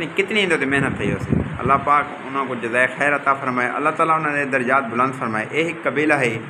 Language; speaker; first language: Urdu; non-native, local second language; Saraiki